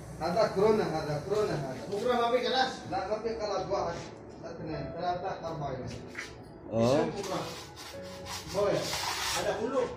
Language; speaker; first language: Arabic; non-native, learner; Filipino